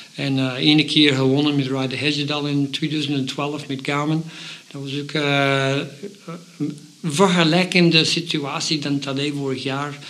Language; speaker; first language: Dutch; non-native, fluent; English